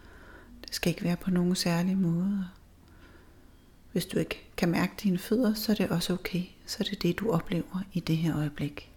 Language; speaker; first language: Danish; native; Danish